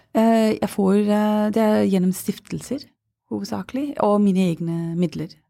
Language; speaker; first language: Norwegian; non-native, fluent; English